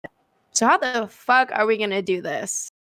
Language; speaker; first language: English; native; English